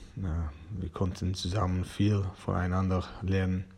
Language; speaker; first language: German; non-native, learner; Persian